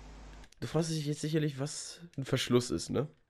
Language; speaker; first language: German; native; German